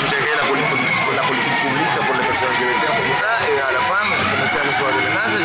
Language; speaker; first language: French; non-native, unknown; Spanish